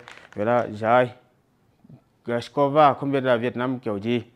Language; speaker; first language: Vietnamese; non-native, learner; Portuguese